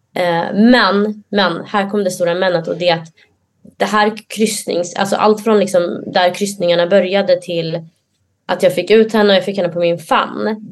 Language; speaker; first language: Swedish; early bilingual, other home language; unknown